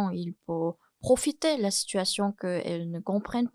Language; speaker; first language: French; non-native, fluent; Chinese